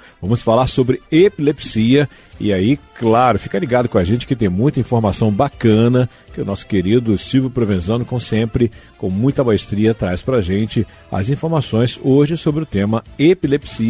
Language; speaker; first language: Portuguese; native; Portuguese